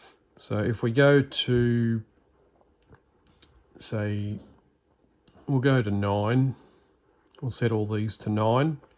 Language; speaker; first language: English; native; English